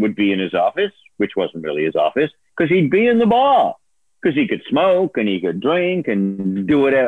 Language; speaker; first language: English; native; English